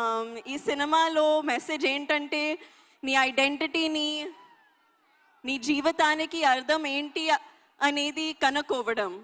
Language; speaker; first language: Telugu; non-native, learner; Hindi